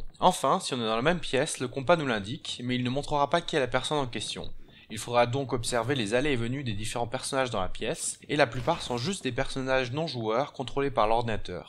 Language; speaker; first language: French; native; French